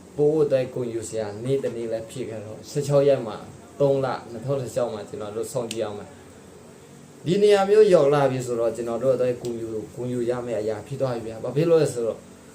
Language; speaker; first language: Burmese; non-native, local second language; Pa'o Karen